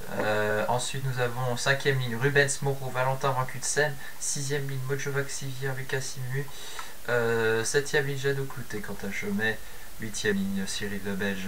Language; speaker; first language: French; native; French